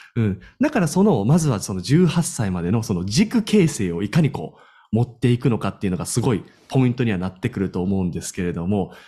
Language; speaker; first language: Japanese; native; Japanese